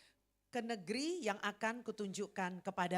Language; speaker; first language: Indonesian; native; Indonesian